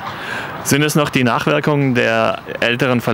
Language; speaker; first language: German; native; German